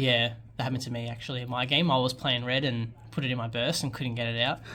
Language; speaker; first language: English; native; English